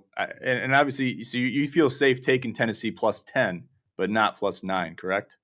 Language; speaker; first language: English; native; English